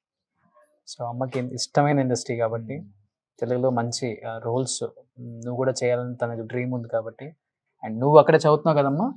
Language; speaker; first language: Telugu; native; Telugu